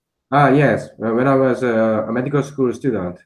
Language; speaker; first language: English; non-native, learner; Korean